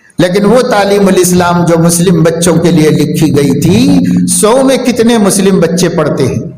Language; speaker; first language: Urdu; native; Urdu